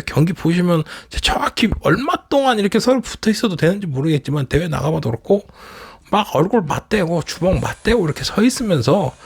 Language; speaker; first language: Korean; native; Korean